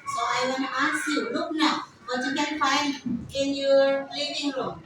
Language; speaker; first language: English; non-native, learner; Indonesian